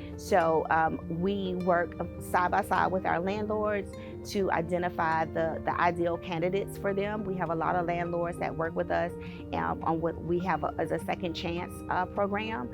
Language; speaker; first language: English; native; English